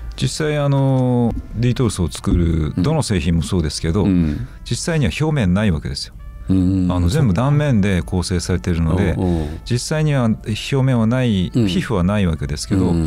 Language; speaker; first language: Japanese; native; Japanese